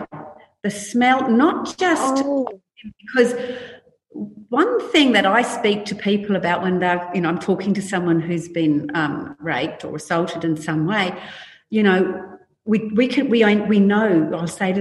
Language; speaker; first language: English; native; English